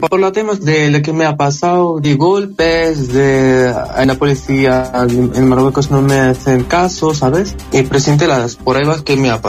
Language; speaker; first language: Spanish; non-native, learner; Arabic